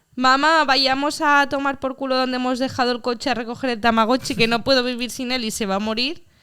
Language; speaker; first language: Spanish; native; Spanish